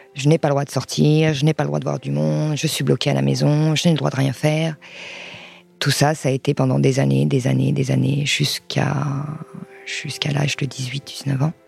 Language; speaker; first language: French; early bilingual, other home language; Arabic